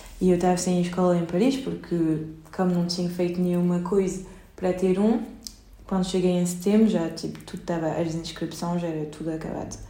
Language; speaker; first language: Portuguese; early bilingual, heritage; Portuguese